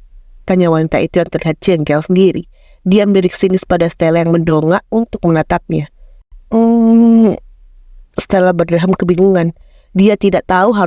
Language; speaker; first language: Indonesian; native; Indonesian